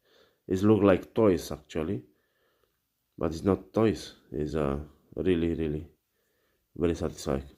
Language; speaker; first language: English; non-native, learner; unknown